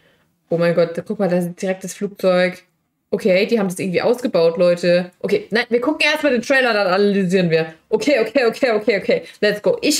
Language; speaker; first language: German; native; German